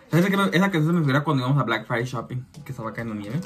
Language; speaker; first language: Spanish; early bilingual, heritage; Spanish